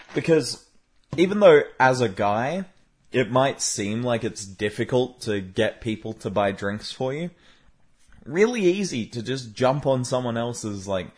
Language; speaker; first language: English; native; English